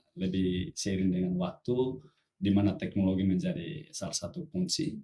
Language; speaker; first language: Indonesian; non-native, local second language; Tetum